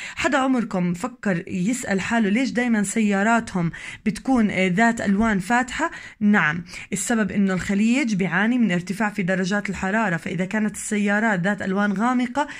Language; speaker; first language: Arabic; native; Arabic